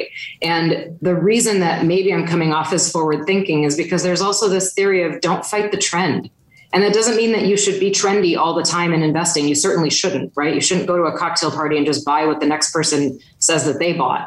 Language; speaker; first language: English; native; English